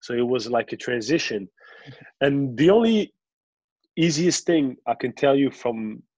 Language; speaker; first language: English; non-native, local second language; French